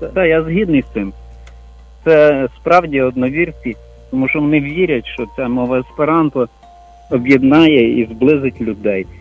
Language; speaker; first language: Ukrainian; native; Ukrainian